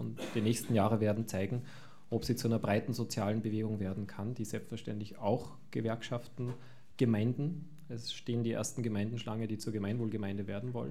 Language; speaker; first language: German; native; German